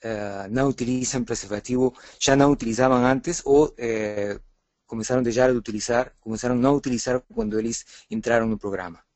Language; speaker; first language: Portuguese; non-native, fluent; Spanish